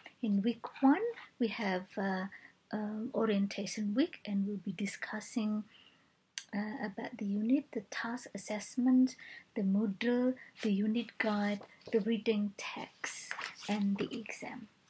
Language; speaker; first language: English; non-native, fluent; Indonesian